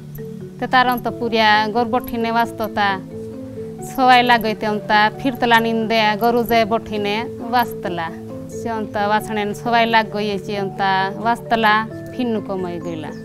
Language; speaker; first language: Marathi; non-native, local second language; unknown